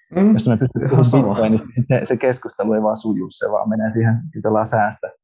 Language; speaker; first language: Finnish; early bilingual, other home language; Russian